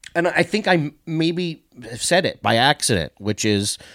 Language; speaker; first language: English; native; English